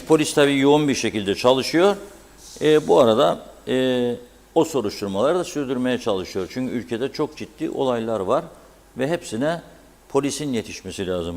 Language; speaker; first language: Turkish; native; Turkish